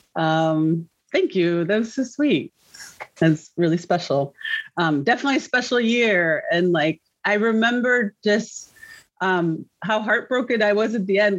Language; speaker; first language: English; early bilingual, other home language; Spanish